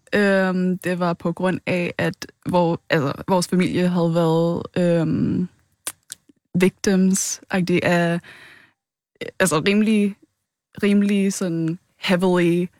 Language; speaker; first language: Danish; early bilingual, other home language; Vietnamese